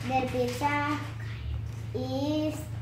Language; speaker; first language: German; non-native, learner; Hungarian